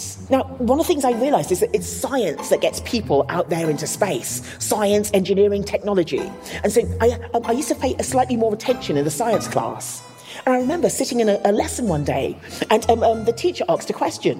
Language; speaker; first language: English; native; English